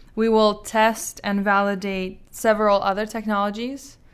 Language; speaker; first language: English; non-native, fluent; Azerbaijani